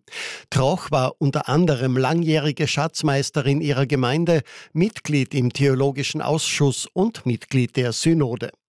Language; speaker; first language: German; native; German